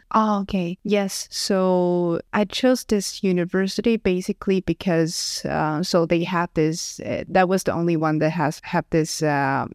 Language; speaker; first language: English; non-native, fluent; Chinese